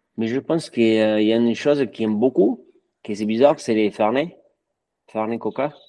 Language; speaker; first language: French; non-native, fluent; Spanish